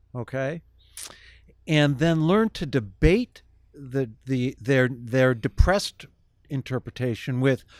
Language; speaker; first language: English; native; English